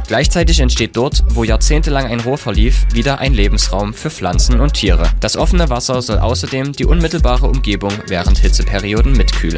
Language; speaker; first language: German; native; German